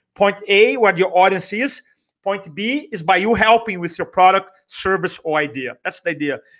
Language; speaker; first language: English; non-native, fluent; Portuguese